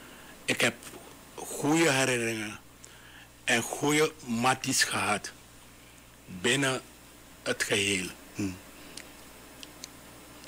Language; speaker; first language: Dutch; non-native, local second language; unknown